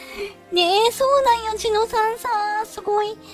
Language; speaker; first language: Japanese; native; Japanese